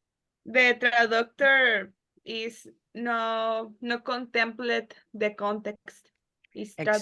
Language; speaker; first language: English; non-native, learner; Spanish